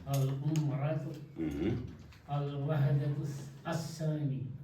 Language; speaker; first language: Arabic; non-native, learner; Kashmiri